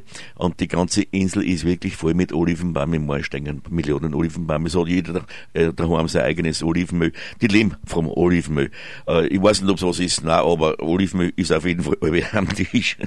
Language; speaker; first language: German; native; German